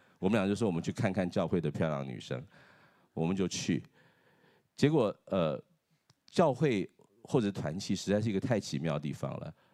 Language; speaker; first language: Chinese; native; Chinese